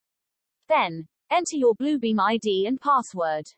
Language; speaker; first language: English; native; English